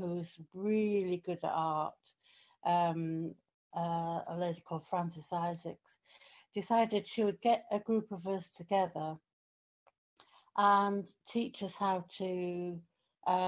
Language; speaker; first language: English; native; English